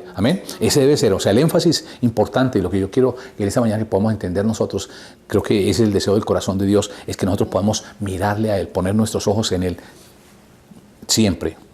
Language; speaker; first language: Spanish; native; Spanish